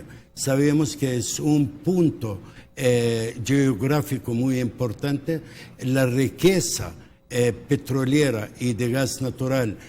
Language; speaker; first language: Spanish; non-native, local second language; Arabic